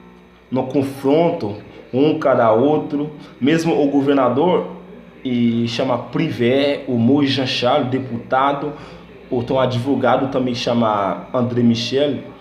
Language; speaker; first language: Portuguese; non-native, learner; Haitian Creole